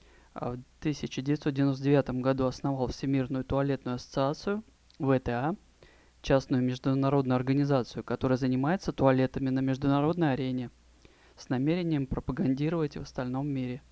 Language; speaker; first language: Russian; native; Russian